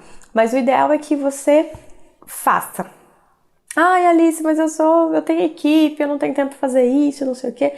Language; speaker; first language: Portuguese; native; Portuguese